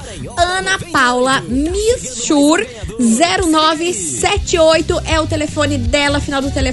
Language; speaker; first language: Portuguese; native; Portuguese